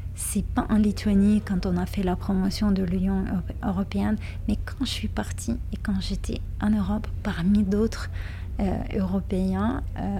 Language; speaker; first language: French; non-native, fluent; Lithuanian